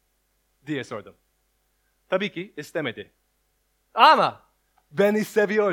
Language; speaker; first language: Turkish; non-native, learner; English